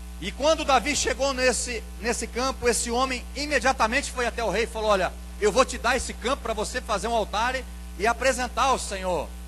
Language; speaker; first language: Portuguese; native; Portuguese